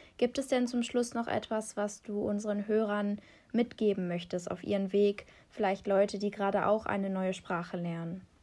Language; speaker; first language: German; native; German